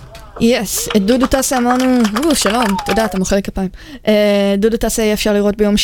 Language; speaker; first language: Hebrew; native; Hebrew